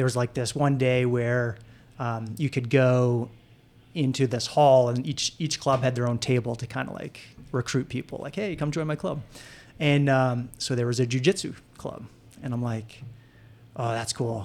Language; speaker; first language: English; native; English